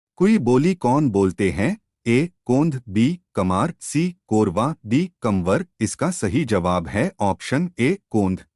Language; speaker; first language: Hindi; native; Hindi